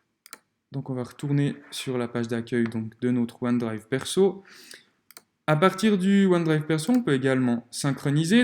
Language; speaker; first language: French; native; French